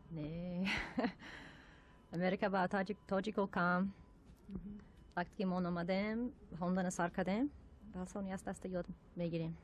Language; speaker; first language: Persian; non-native, learner; English